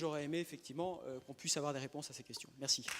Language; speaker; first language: French; native; French